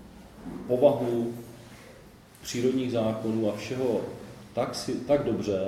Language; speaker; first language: Czech; native; Czech